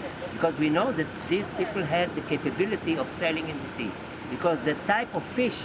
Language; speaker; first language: English; non-native, fluent; Hebrew